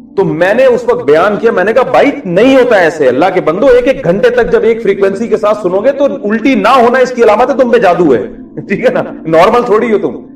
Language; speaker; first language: Urdu; native; Urdu